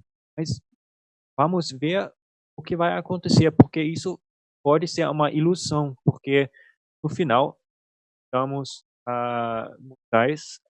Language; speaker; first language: Portuguese; non-native, fluent; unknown